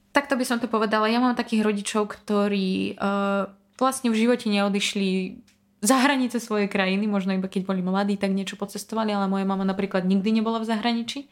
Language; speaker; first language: Slovak; non-native, fluent; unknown